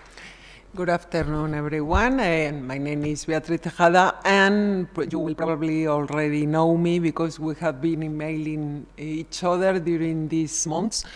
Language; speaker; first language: English; non-native, fluent; Spanish